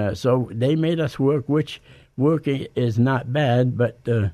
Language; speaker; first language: English; native; English